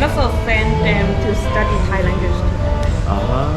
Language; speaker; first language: English; non-native, learner; Thai